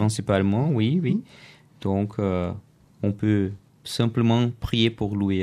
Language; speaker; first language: French; non-native, learner; Portuguese